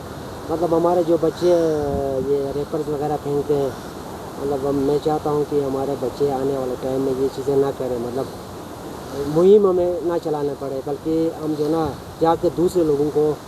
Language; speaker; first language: Urdu; non-native, local second language; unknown